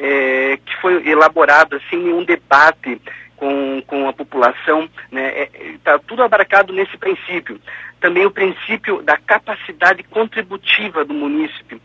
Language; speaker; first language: Portuguese; native; Portuguese